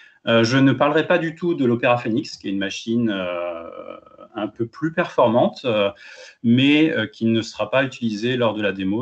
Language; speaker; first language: French; native; French